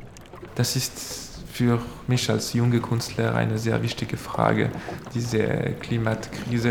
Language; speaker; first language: German; non-native, learner; French